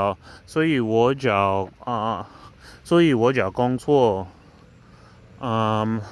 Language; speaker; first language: Chinese; non-native, learner; English